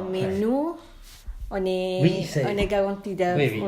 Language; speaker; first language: French; non-native, learner; Malay